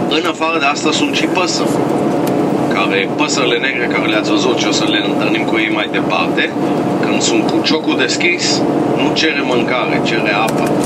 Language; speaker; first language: Romanian; early bilingual, heritage; Hebrew